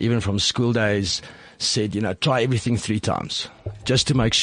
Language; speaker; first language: English; non-native, local second language; Afrikaans